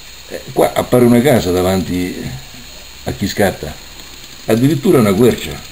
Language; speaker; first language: Italian; native; Italian